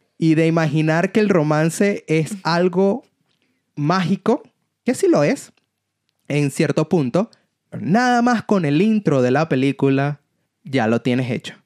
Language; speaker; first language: Spanish; native; Spanish